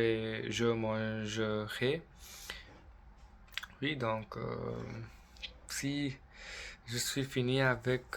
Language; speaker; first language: French; non-native, learner; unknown